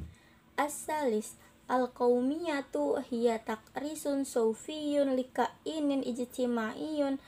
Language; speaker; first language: Arabic; non-native, learner; Indonesian